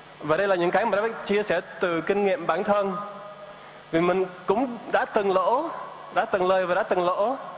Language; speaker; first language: Vietnamese; non-native, fluent; English